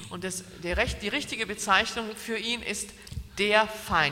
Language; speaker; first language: German; native; German